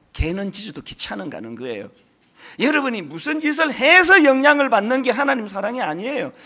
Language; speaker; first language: Korean; native; Korean